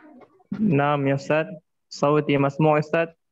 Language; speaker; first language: Arabic; non-native, learner; Indonesian